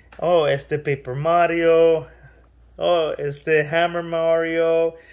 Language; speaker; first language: Spanish; early bilingual, heritage; Spanish